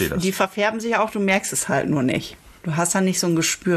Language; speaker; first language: German; native; German